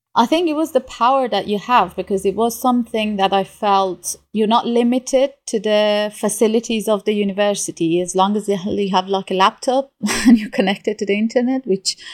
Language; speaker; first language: English; non-native, fluent; Persian